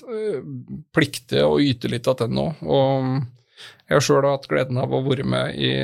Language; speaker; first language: Norwegian; native; Norwegian